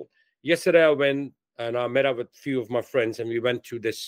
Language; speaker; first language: English; non-native, local second language; Hindi